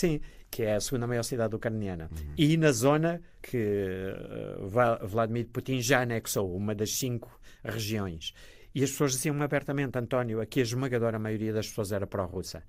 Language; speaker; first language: Portuguese; native; Portuguese